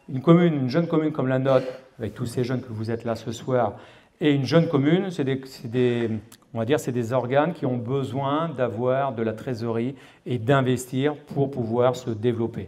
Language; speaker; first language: French; native; French